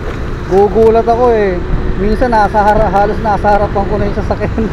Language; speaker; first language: Filipino; native; Filipino